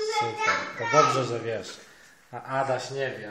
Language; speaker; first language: Polish; native; Polish